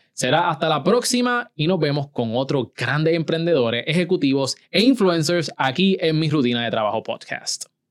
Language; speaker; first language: Spanish; native; Spanish